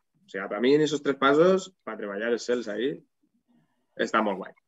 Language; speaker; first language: Spanish; non-native, local second language; Catalan